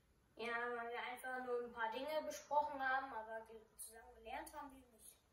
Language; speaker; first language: German; early bilingual, other home language; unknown